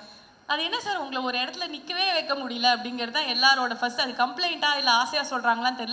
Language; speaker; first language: Tamil; native; Tamil